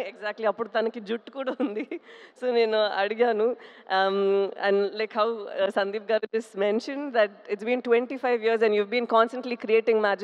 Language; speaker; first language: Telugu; non-native, local second language; Tamil